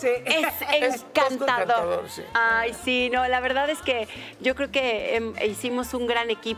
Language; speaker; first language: Spanish; native; Spanish